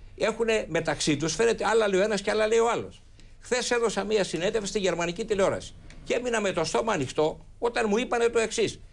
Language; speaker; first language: Greek; native; Greek